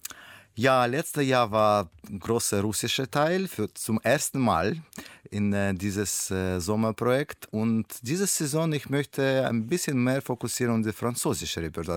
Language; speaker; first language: German; non-native, learner; Russian